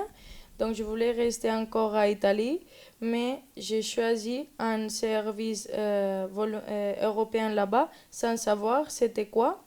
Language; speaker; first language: French; non-native, learner; Spanish